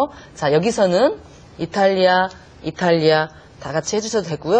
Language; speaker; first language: Korean; native; Korean